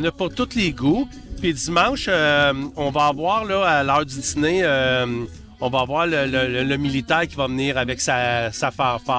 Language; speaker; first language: French; native; French